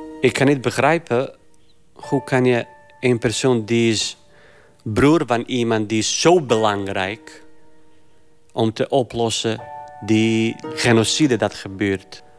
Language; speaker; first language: Dutch; non-native, fluent; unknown